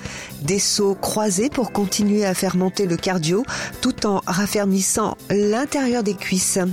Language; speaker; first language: French; native; French